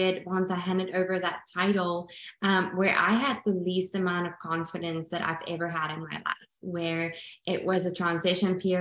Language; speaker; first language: English; non-native, local second language; Afrikaans